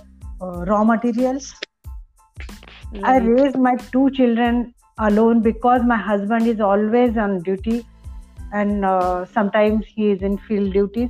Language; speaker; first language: English; non-native, local second language; Marathi